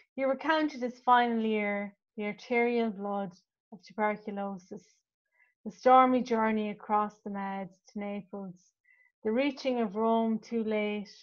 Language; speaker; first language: English; native; English